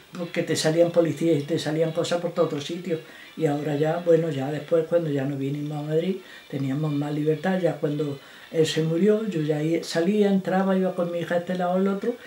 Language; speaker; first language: Spanish; native; Spanish